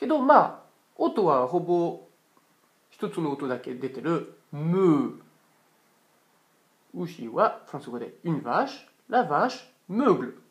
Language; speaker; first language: Japanese; non-native, fluent; French